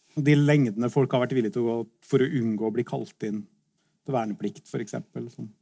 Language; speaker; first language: Norwegian; native; Norwegian